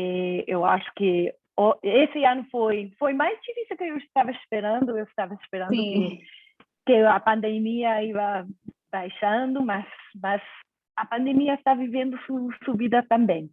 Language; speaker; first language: Portuguese; non-native, fluent; Spanish